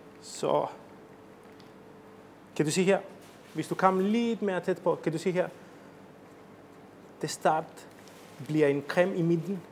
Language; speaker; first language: Danish; non-native, fluent; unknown